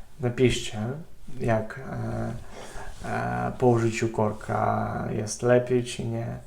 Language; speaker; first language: Polish; non-native, learner; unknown